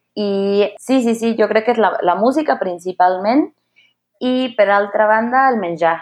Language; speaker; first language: Catalan; non-native, fluent; Spanish